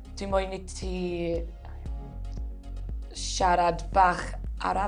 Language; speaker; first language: Welsh; non-native, learner; English